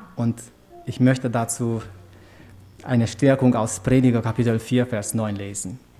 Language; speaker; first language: German; non-native, fluent; Romanian